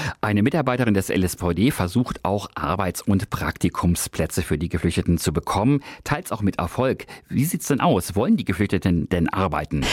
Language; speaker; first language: German; native; German